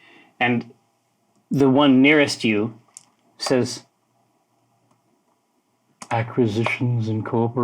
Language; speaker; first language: English; native; English